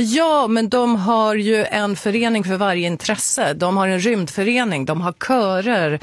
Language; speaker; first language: Swedish; native; Swedish